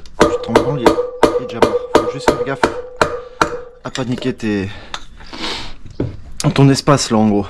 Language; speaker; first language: French; native; French